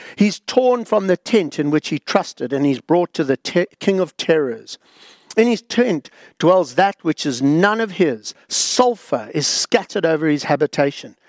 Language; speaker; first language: English; native; English